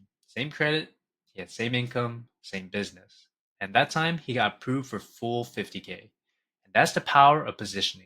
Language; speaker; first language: English; native; English